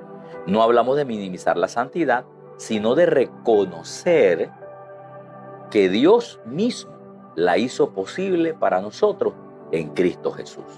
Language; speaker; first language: Spanish; native; Spanish